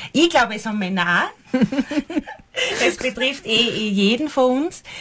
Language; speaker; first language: German; native; German